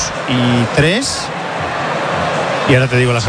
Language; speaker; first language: Spanish; native; Spanish